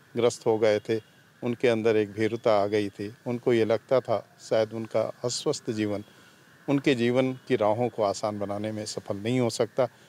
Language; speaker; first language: Hindi; native; Hindi